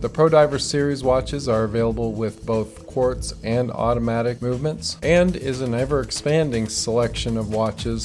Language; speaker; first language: English; native; English